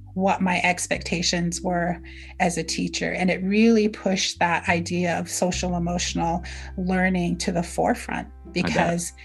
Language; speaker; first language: English; early bilingual, other home language; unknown